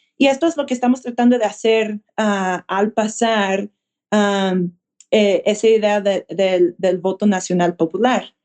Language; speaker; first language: Spanish; early bilingual, heritage; Spanish